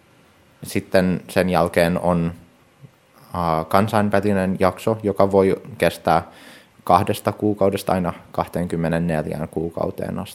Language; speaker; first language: Finnish; early bilingual, heritage; Finnish